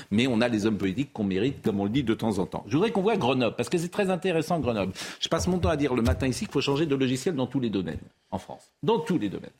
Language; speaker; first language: French; native; French